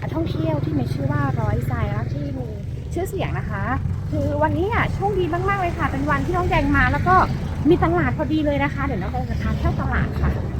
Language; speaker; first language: Thai; non-native, local second language; S'gaw Karen